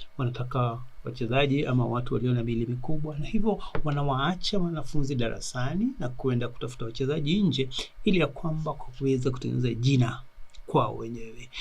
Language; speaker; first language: Swahili; non-native, local second language; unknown